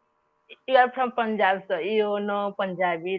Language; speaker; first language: English; non-native, learner; Odia